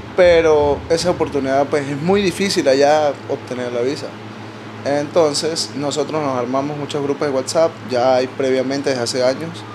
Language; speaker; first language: Spanish; native; Spanish